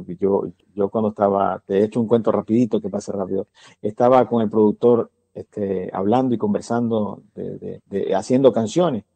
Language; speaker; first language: Spanish; native; Spanish